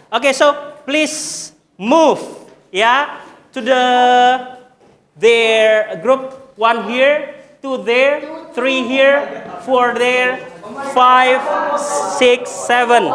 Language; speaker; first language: English; non-native, learner; Indonesian